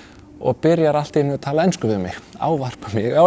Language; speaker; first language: Icelandic; non-native, fluent; Danish